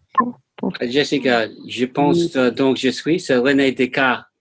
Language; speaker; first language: French; non-native, learner; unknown